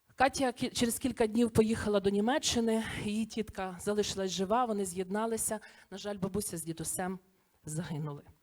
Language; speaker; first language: Ukrainian; native; Ukrainian